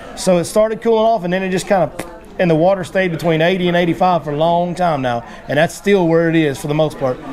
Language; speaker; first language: English; native; English